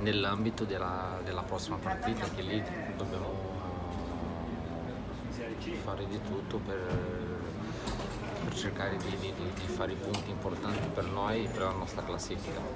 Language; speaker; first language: Italian; non-native, fluent; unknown